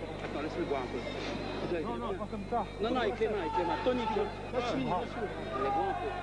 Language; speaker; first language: French; native; French